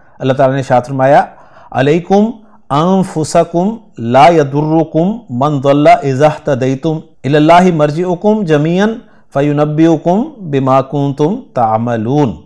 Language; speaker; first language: Urdu; native; Urdu